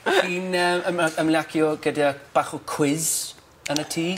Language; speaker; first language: Welsh; non-native, learner; English